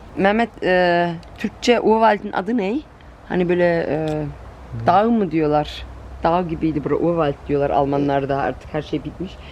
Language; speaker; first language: Turkish; early bilingual, heritage; Turkish